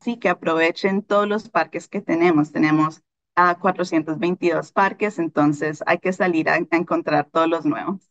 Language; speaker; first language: Spanish; early bilingual, heritage; Spanish